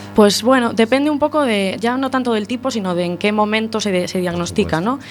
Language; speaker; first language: Spanish; native; Spanish